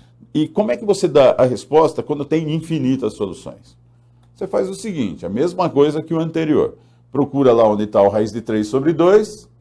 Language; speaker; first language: Portuguese; native; Portuguese